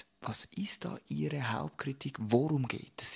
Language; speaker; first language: German; native; German